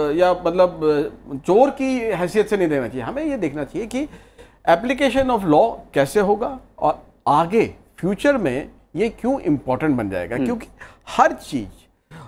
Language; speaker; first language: Hindi; native; Hindi